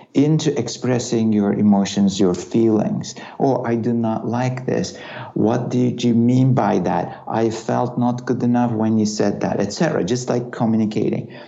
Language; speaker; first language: English; non-native, fluent; Turkish